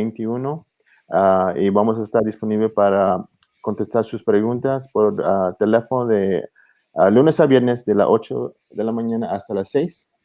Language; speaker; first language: Spanish; early bilingual, heritage; English